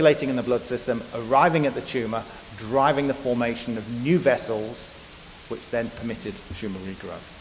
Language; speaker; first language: English; native; English